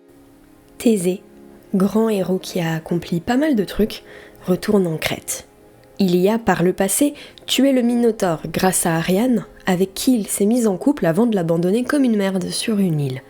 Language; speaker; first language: French; native; French